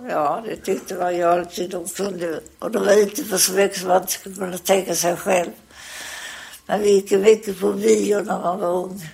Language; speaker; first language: Swedish; native; Swedish